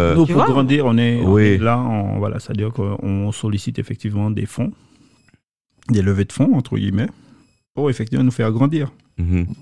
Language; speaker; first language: French; native; French